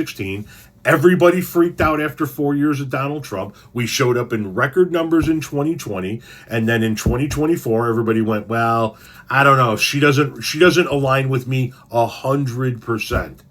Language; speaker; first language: English; native; English